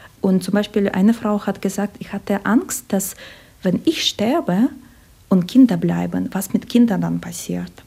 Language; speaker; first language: German; non-native, fluent; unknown